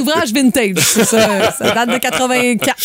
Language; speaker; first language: French; native; French